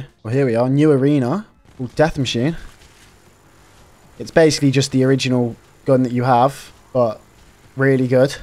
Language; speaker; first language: English; native; English